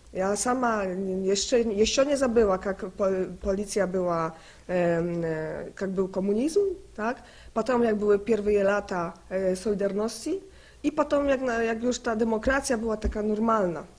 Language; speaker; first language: Polish; non-native, learner; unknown